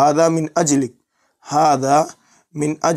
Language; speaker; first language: Arabic; non-native, fluent; Urdu